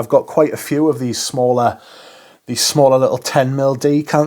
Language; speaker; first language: English; native; English